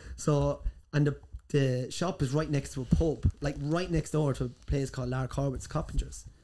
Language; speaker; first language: English; native; English